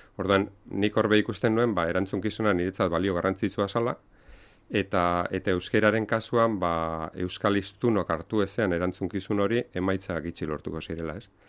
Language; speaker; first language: Basque; non-native, local second language; Spanish